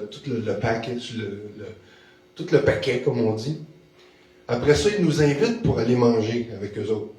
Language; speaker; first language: French; native; French